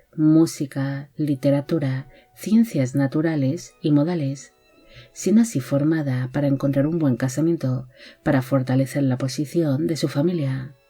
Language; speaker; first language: Spanish; native; Spanish